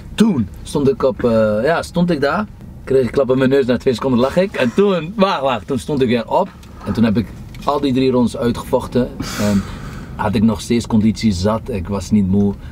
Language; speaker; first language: Dutch; early bilingual, other home language; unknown